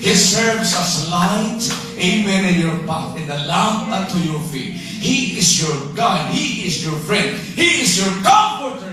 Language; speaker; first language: English; non-native, local second language; Filipino